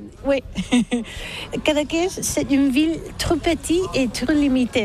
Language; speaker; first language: French; non-native, learner; Catalan